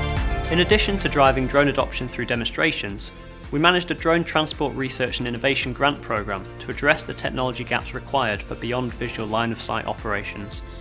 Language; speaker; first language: English; native; English